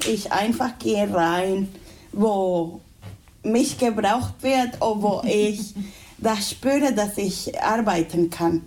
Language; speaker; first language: German; non-native, fluent; Spanish